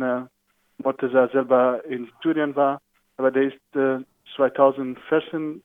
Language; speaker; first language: German; non-native, fluent; Persian